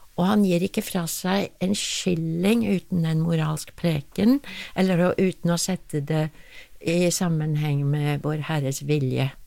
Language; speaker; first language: Norwegian; non-native, fluent; English